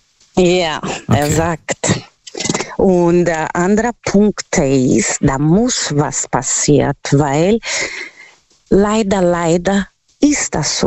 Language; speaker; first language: German; non-native, learner; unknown